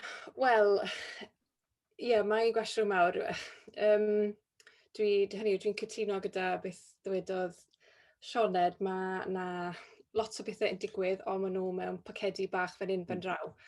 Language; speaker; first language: Welsh; native; Welsh